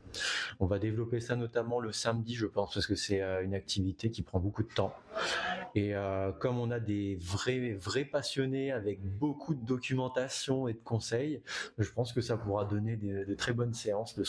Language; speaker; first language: French; native; French